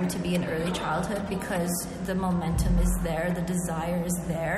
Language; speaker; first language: English; native; English